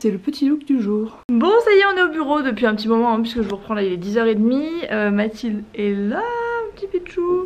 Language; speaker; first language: French; native; French